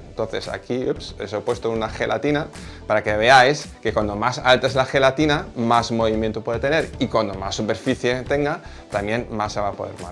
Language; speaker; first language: Spanish; native; Spanish